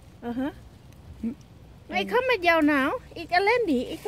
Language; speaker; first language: Dutch; non-native, learner; Thai